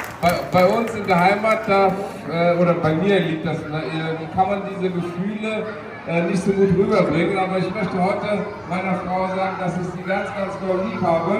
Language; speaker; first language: German; non-native, fluent; Bangla